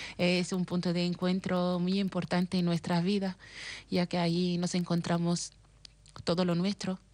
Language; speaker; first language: Spanish; non-native, fluent; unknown